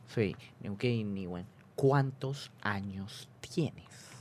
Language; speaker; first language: Spanish; non-native, fluent; Chinese